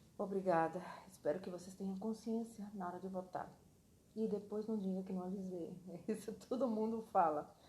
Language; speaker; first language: Portuguese; non-native, fluent; Spanish